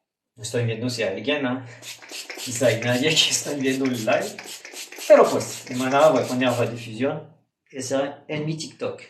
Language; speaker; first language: Spanish; non-native, fluent; French